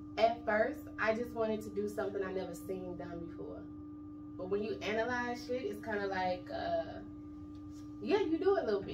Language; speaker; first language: English; native; English